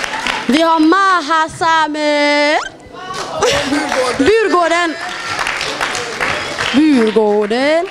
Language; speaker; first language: Swedish; early bilingual, other home language; Somali